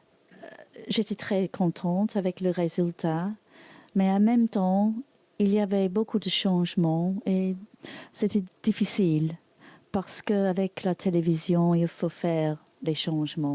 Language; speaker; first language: French; non-native, learner; English